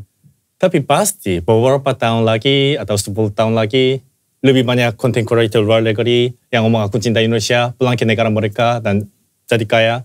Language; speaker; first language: Indonesian; non-native, fluent; Korean